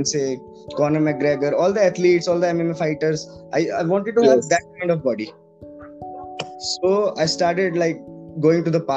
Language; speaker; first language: English; non-native, local second language; Hindi